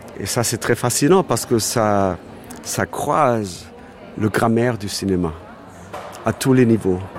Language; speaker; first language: French; non-native, fluent; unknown